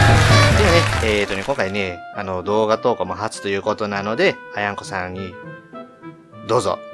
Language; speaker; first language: Japanese; native; Japanese